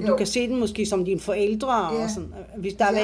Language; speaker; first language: Danish; non-native, fluent; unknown